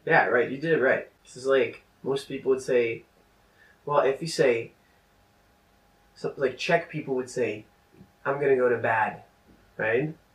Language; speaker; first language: English; non-native, fluent; Czech